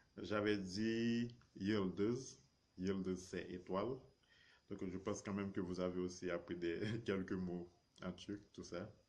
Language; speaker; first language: French; non-native, local second language; Haitian Creole